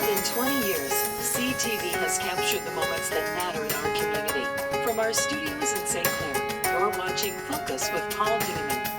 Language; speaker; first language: English; native; English